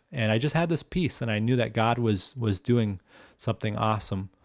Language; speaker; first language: English; native; English